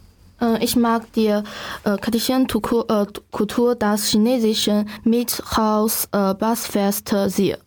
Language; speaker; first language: German; non-native, learner; Chinese